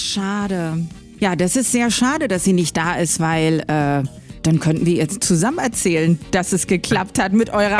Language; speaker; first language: German; native; German